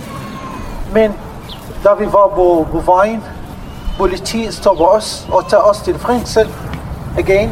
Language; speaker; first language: Danish; non-native, learner; Arabic